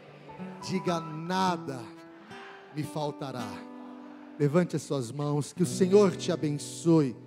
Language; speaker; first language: Portuguese; native; Portuguese